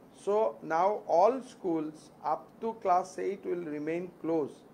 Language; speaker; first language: English; non-native, local second language; Assamese